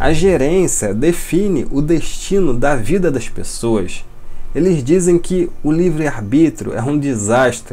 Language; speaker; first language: Portuguese; native; Portuguese